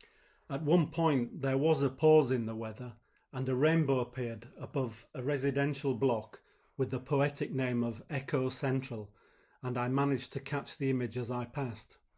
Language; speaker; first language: English; native; English